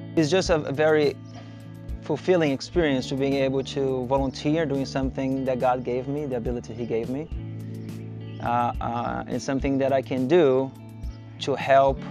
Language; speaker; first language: English; non-native, fluent; Portuguese